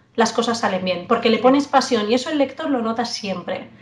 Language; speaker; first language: Spanish; native; Spanish